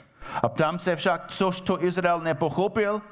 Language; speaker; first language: Czech; non-native, fluent; English